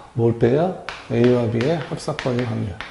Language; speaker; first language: Korean; native; Korean